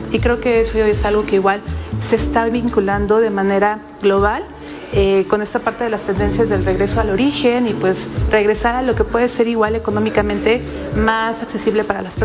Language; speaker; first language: Spanish; native; Spanish